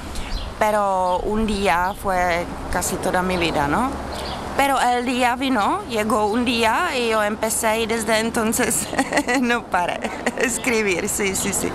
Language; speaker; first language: Spanish; non-native, fluent; Czech